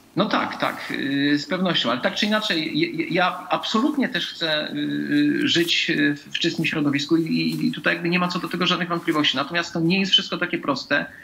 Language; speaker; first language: Polish; native; Polish